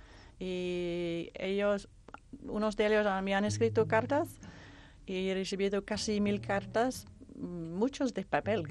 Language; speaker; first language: Spanish; non-native, fluent; Danish